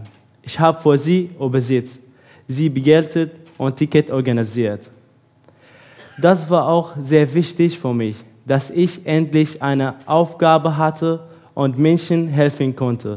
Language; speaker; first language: German; non-native, learner; Arabic